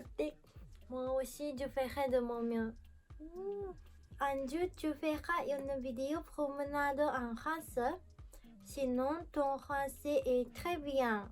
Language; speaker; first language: French; non-native, learner; Japanese